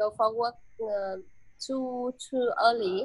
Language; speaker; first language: English; non-native, learner; Vietnamese